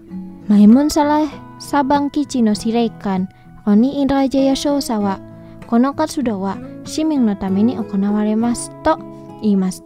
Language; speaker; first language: Japanese; non-native, fluent; Indonesian